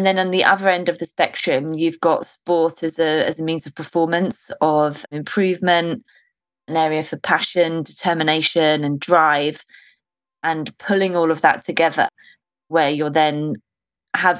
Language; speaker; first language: English; native; English